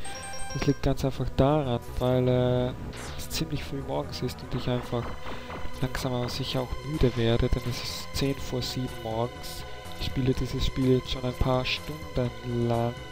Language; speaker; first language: German; native; German